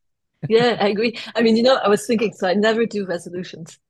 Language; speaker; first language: English; non-native, fluent; French